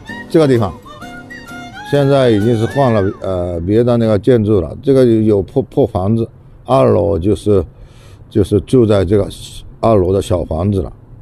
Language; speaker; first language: Chinese; non-native, fluent; Japanese